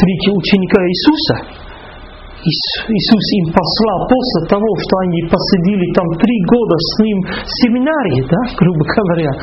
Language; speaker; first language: Russian; non-native, fluent; Dutch